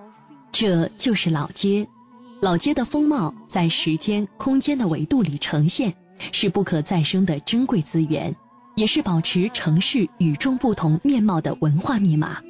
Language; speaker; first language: Chinese; native; Chinese